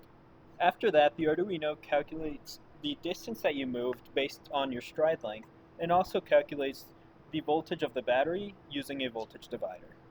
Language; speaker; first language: English; native; English